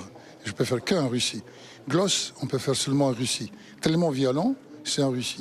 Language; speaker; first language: French; non-native, fluent; Russian